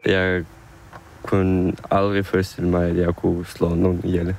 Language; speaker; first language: Danish; non-native, fluent; Ukrainian